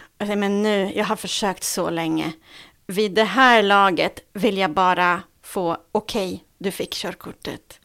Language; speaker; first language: Swedish; native; Swedish